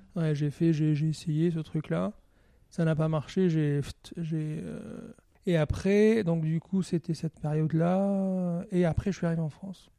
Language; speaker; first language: French; non-native, local second language; Arabic